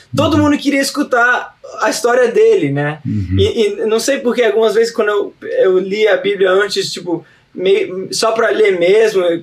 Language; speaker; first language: Portuguese; early bilingual, heritage; Portuguese